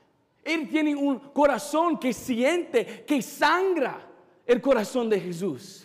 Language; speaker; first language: Spanish; non-native, fluent; English